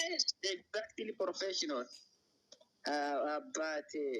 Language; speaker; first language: Amharic; non-native, local second language; Oromo